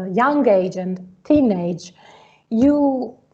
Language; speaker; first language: English; non-native, fluent; Italian